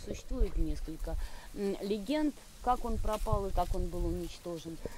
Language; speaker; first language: Russian; native; Russian